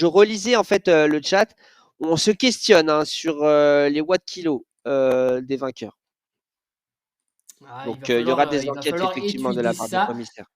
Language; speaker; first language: French; native; French